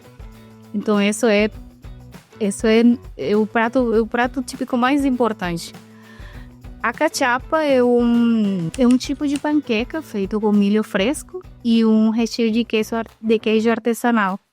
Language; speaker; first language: Portuguese; non-native, fluent; Spanish